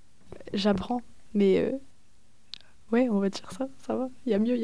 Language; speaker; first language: French; native; French